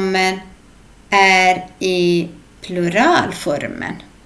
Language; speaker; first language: Swedish; non-native, fluent; Arabic